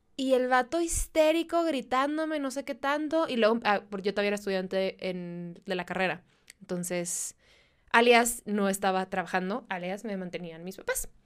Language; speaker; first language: Spanish; native; Spanish